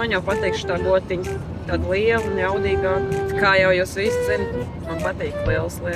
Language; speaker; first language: Latvian; native; Latvian